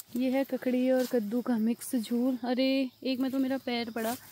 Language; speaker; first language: Hindi; native; Hindi